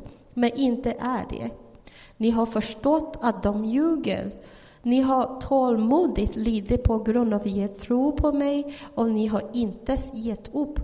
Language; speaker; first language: Swedish; non-native, fluent; Chinese